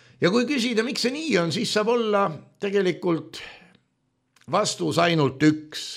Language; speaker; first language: Estonian; native; Estonian